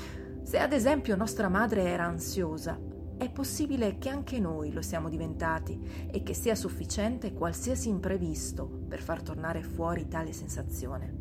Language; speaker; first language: Italian; native; Italian